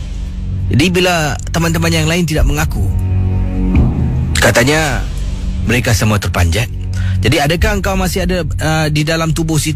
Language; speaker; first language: Malay; native; Malay